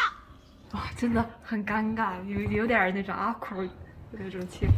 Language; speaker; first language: Chinese; non-native, fluent; Mongolian